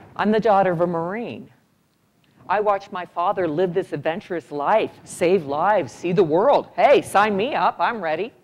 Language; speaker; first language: English; native; English